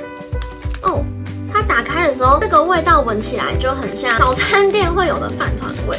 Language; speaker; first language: Chinese; native; Chinese